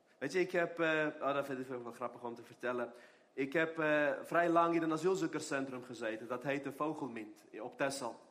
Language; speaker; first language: Dutch; non-native, fluent; Armenian